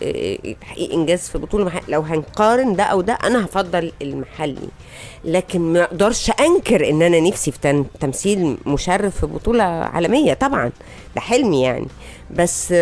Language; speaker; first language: Arabic; native; Arabic